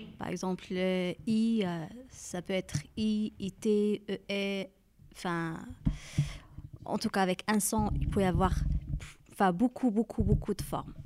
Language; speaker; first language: French; non-native, learner; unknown